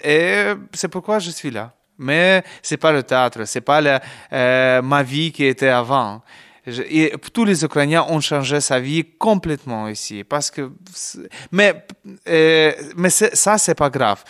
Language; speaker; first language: French; non-native, learner; Ukrainian